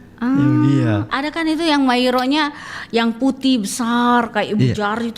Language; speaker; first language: Indonesian; native; Indonesian